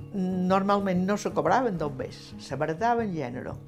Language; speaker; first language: Catalan; native; Catalan